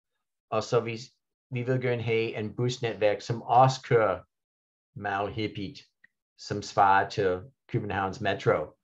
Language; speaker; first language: Danish; non-native, fluent; English